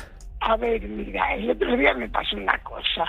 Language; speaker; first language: Spanish; native; Spanish